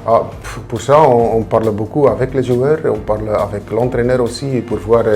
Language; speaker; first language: French; non-native, local second language; Dutch